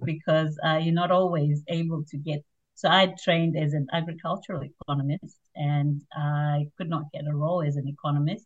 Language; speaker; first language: English; non-native, local second language; Shona